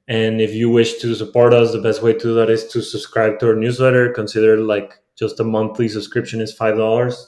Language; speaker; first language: English; non-native, fluent; Spanish